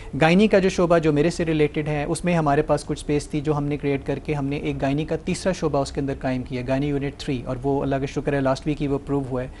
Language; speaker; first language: Urdu; native; Urdu